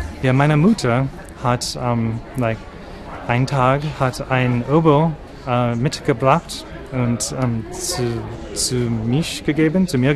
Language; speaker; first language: German; non-native, learner; English